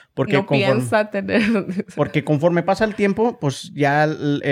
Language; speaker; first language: Spanish; native; Spanish